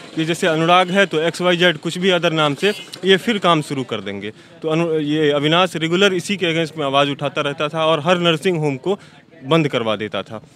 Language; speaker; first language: Hindi; native; Hindi